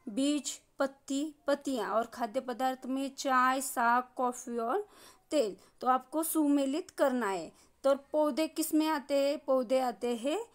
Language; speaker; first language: Hindi; non-native, local second language; Marathi